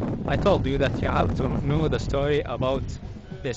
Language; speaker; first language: English; non-native, learner; Arabic